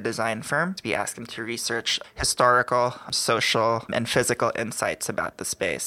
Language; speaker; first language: English; non-native, local second language; Filipino